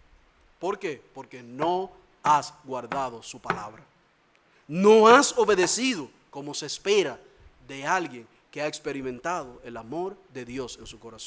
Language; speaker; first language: Spanish; native; Spanish